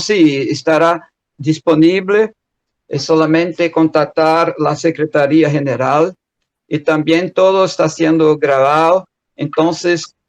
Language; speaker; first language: Spanish; non-native, fluent; Portuguese